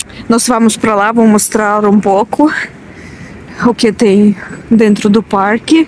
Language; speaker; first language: Portuguese; non-native, learner; Russian